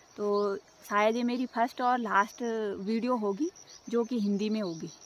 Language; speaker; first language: Hindi; non-native, local second language; Garhwali